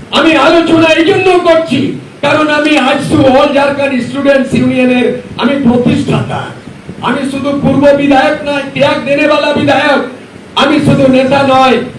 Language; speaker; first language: Bangla; non-native, local second language; Santali